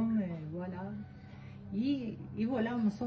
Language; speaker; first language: French; non-native, learner; Ukrainian